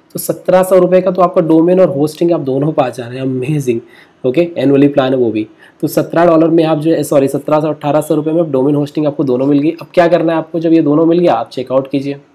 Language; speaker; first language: Hindi; native; Hindi